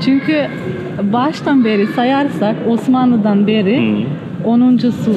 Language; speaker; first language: Turkish; non-native, fluent; Slovenian